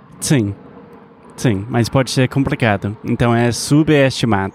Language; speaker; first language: Portuguese; non-native, fluent; English